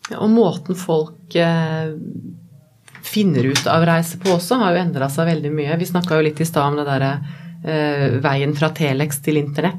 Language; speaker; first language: Norwegian; native; Norwegian